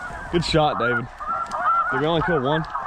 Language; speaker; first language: English; native; English